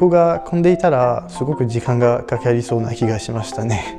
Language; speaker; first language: Japanese; non-native, fluent; French